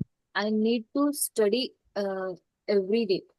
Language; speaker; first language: English; non-native, learner; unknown